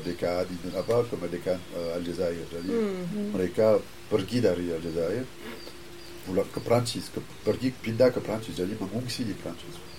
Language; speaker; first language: Indonesian; non-native, fluent; French